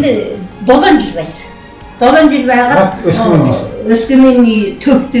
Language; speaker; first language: Mongolian; non-native, local second language; Kazakh